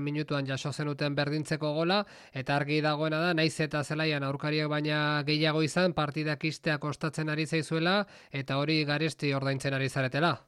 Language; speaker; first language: Basque; native; Basque